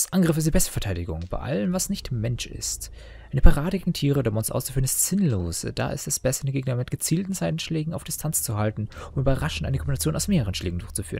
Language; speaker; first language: German; native; German